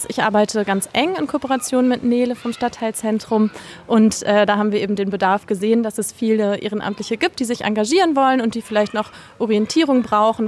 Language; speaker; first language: German; native; German